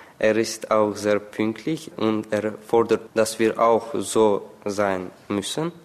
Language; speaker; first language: German; non-native, learner; Azerbaijani